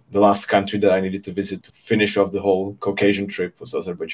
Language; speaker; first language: English; non-native, fluent; Czech